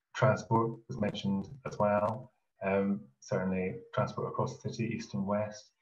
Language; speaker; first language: English; native; English